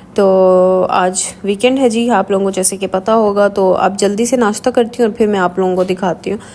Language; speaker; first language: Urdu; native; Urdu